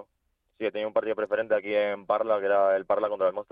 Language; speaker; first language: Spanish; early bilingual, other home language; Ukrainian